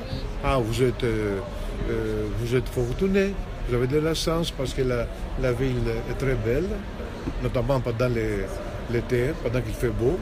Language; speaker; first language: French; non-native, fluent; Greek